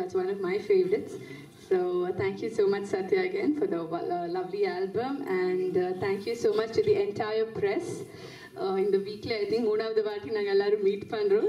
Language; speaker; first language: Tamil; non-native, fluent; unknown